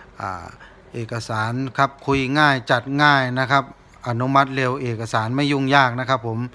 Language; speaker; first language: Thai; native; Thai